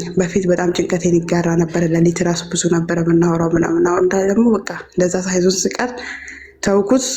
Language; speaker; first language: Amharic; non-native, local second language; Oromo